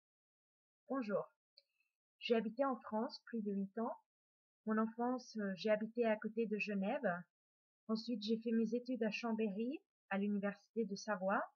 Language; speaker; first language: French; early bilingual, other home language; Finnish